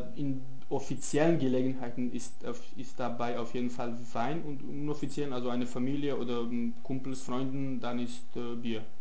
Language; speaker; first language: German; non-native, fluent; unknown